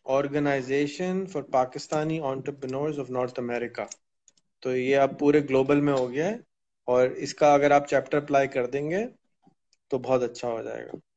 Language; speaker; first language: Urdu; native; Urdu